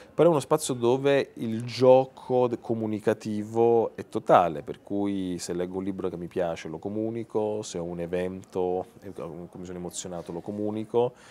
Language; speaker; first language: Italian; native; Italian